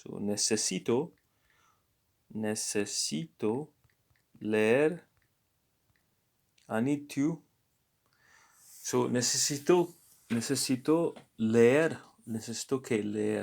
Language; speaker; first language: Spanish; non-native, learner; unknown